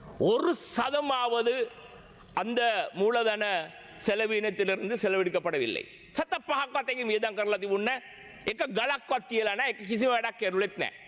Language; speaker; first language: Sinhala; non-native, local second language; Tamil